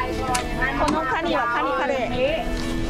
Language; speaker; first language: Japanese; non-native, fluent; Thai